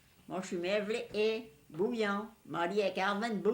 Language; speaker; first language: French; native; French